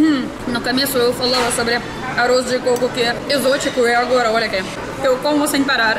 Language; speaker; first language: Portuguese; non-native, learner; Russian